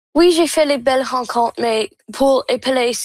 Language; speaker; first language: French; non-native, local second language; English